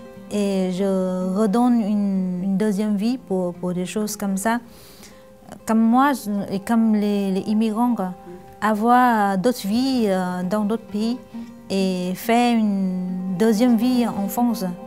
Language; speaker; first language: French; non-native, learner; Vietnamese